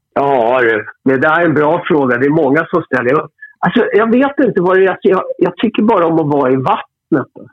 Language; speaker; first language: Swedish; native; Swedish